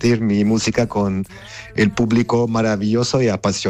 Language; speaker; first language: Spanish; non-native, fluent; Armenian